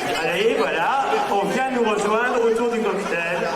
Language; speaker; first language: French; native; French